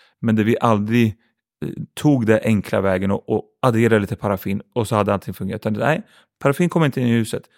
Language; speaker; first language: Swedish; early bilingual, other home language; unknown